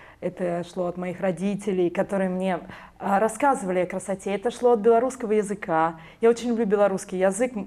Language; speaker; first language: Russian; non-native, local second language; Belarusian